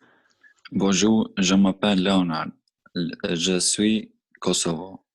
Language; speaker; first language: French; non-native, learner; Albanian